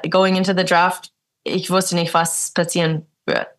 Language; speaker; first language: German; early bilingual, heritage; English